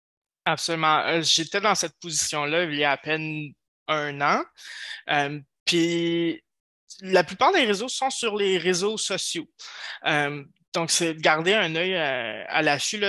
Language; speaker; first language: French; native; French